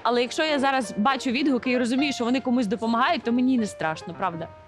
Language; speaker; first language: Ukrainian; native; Ukrainian